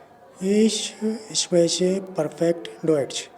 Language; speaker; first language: German; non-native, learner; Urdu